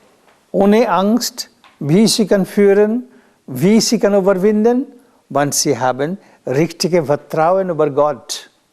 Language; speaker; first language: German; non-native, learner; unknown